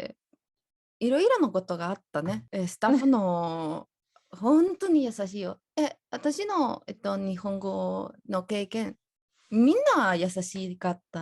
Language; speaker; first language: Japanese; non-native, learner; Spanish